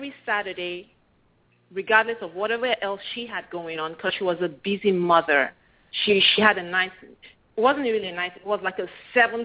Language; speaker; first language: English; non-native, local second language; Yoruba